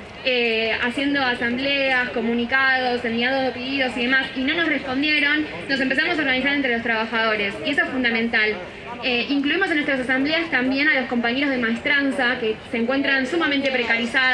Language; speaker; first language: Spanish; native; Spanish